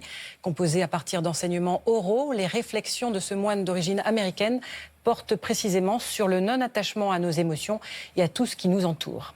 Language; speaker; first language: French; native; French